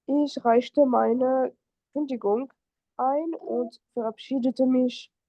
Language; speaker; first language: German; non-native, fluent; French